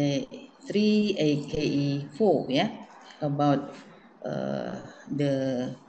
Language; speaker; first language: English; non-native, learner; Indonesian